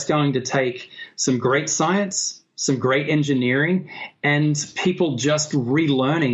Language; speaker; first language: English; native; English